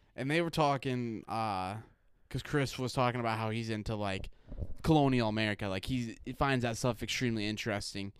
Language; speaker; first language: English; native; English